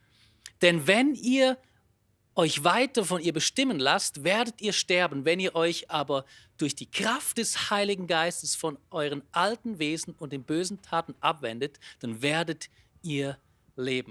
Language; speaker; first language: German; native; German